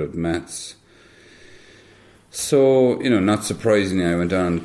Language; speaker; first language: English; native; English